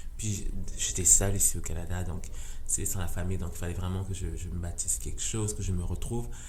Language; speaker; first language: French; non-native, local second language; Rundi